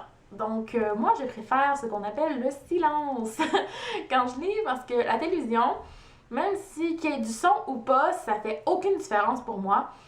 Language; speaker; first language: French; native; French